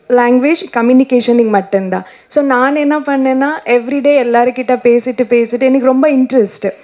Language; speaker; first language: Tamil; non-native, learner; Kannada